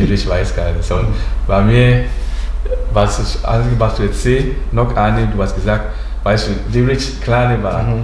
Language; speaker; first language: German; non-native, learner; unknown